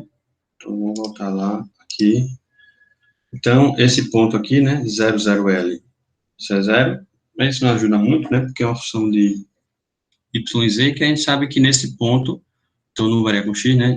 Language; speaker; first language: Portuguese; native; Portuguese